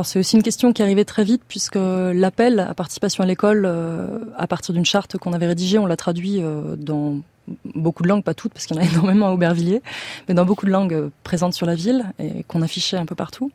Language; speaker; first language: French; native; French